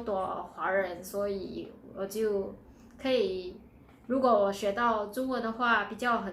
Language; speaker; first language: Chinese; non-native, local second language; Filipino